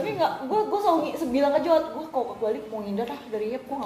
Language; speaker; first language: Indonesian; native; Indonesian